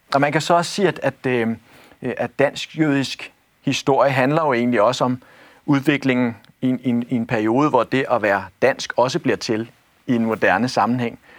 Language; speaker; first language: Danish; native; Danish